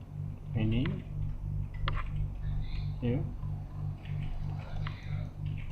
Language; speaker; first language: English; non-native, local second language; Malay